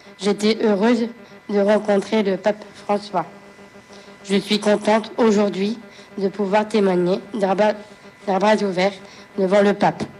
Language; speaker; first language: French; native; French